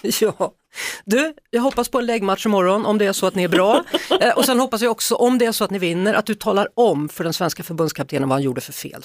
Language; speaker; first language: Swedish; native; Swedish